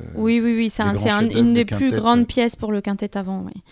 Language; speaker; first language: French; native; French